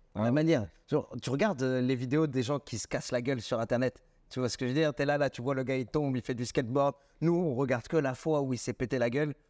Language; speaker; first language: French; native; French